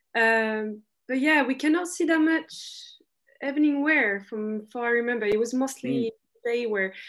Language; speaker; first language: English; non-native, fluent; French